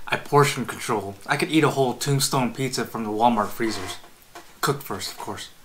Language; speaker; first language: English; native; English